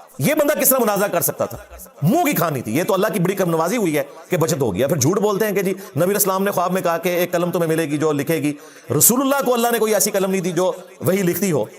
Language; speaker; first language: Urdu; non-native, local second language; Punjabi